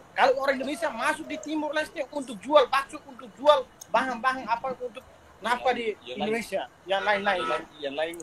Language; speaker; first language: Indonesian; non-native, local second language; Tetum